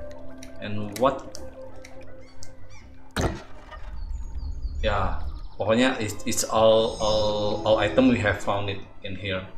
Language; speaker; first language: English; non-native, learner; Indonesian